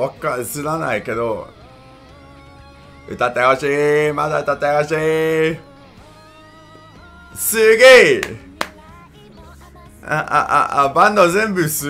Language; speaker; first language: Japanese; non-native, learner; English